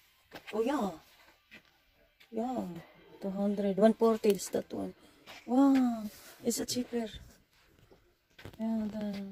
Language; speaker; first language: English; non-native, learner; Filipino